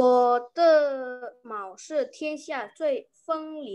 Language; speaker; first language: Chinese; non-native, learner; Indonesian